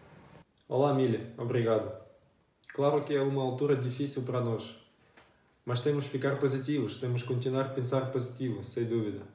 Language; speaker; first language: Portuguese; non-native, fluent; Russian